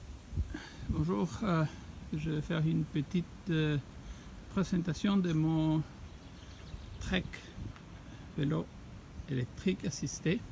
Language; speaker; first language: French; non-native, fluent; Spanish